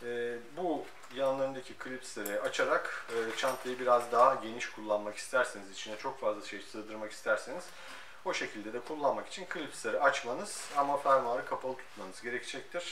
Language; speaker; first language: Turkish; native; Turkish